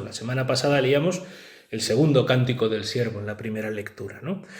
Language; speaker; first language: Spanish; native; Spanish